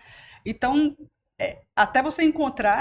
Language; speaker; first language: Portuguese; native; Portuguese